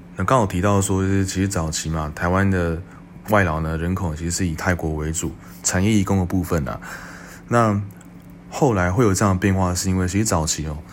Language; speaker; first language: Chinese; native; Chinese